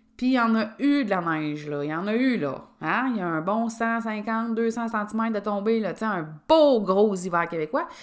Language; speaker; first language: French; native; French